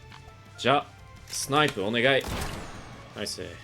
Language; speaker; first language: Japanese; non-native, learner; English